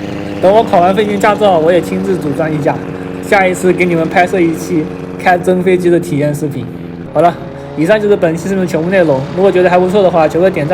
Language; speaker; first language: Chinese; native; Chinese